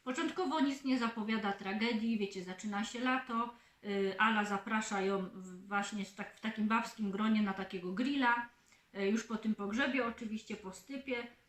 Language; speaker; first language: Polish; native; Polish